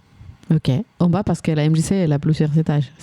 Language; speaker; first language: French; native; French